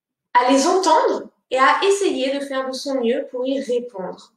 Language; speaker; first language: French; native; French